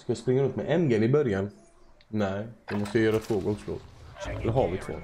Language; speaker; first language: Swedish; native; Swedish